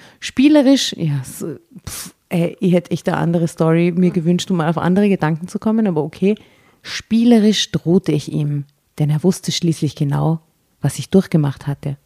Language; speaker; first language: German; native; German